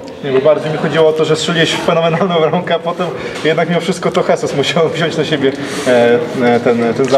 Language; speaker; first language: Polish; native; Polish